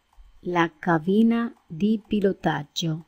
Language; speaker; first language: Italian; non-native, fluent; Spanish